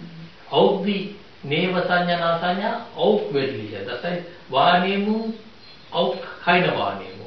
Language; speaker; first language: German; non-native, fluent; Sinhala